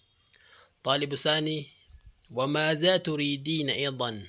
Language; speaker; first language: Arabic; non-native, fluent; Filipino